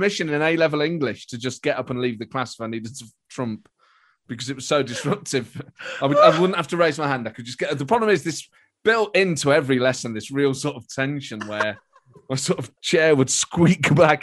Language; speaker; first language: English; native; English